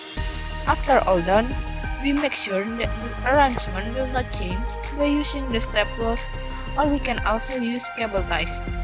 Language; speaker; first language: English; non-native, learner; Indonesian